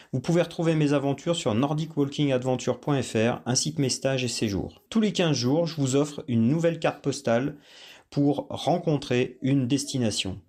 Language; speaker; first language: French; native; French